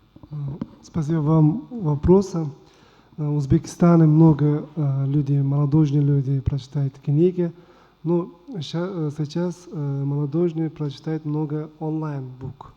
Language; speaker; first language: Russian; non-native, learner; Uzbek